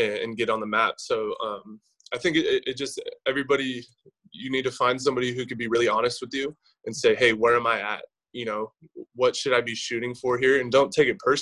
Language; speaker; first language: English; native; English